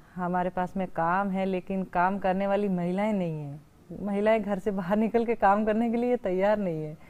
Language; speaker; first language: Hindi; native; Hindi